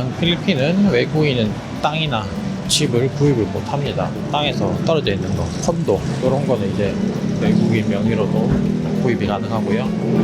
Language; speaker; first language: Korean; native; Korean